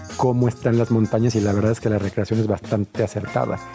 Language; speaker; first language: Spanish; native; Spanish